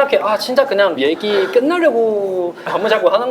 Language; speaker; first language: Korean; non-native, fluent; Chinese